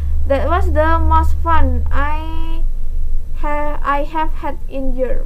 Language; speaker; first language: English; non-native, fluent; Indonesian